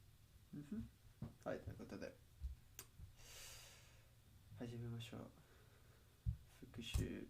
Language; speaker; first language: Japanese; non-native, learner; Spanish